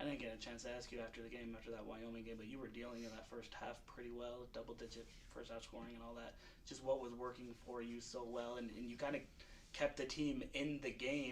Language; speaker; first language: English; native; English